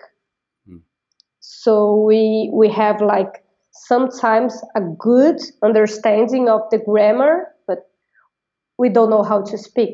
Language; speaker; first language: English; non-native, fluent; Portuguese